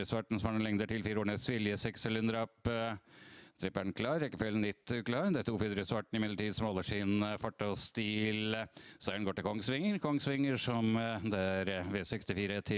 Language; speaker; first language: Norwegian; native; Norwegian